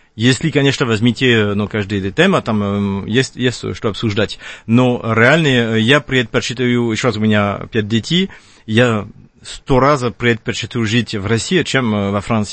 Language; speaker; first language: Russian; non-native, fluent; French